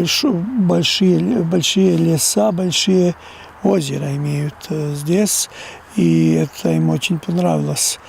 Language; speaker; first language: Russian; non-native, learner; Serbian